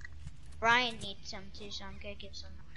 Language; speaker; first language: English; native; English